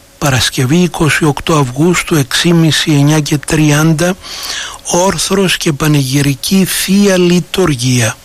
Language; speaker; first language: Greek; native; Greek